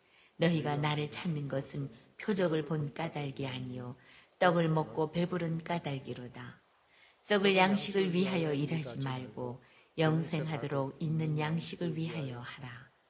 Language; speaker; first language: Korean; native; Korean